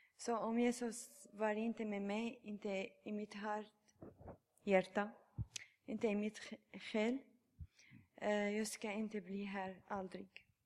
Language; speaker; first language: Swedish; non-native, learner; Arabic